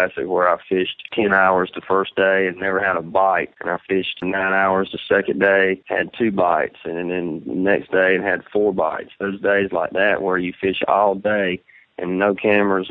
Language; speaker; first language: English; native; English